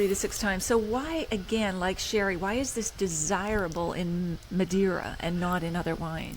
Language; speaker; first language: English; native; English